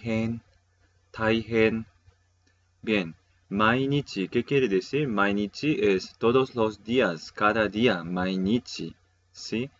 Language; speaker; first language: Spanish; non-native, fluent; Korean